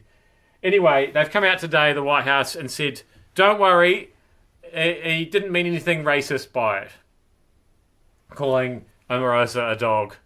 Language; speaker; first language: English; native; English